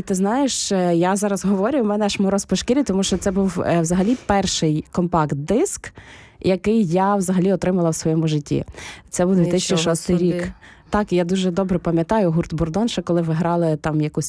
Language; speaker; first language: Ukrainian; native; Ukrainian